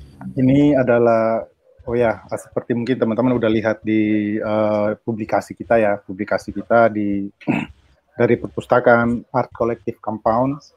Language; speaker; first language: Indonesian; native; Indonesian